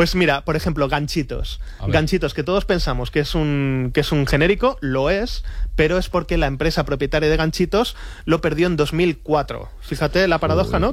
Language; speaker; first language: Spanish; native; Spanish